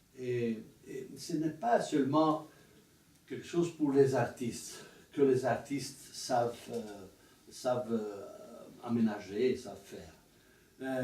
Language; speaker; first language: French; non-native, fluent; Italian